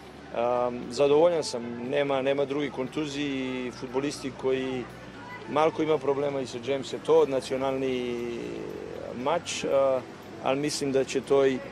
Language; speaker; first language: Bulgarian; non-native, learner; Macedonian